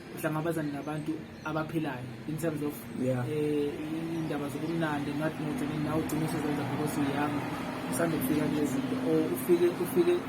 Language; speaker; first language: Zulu; native; Zulu